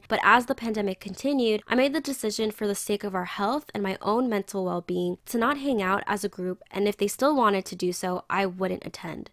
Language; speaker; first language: English; native; English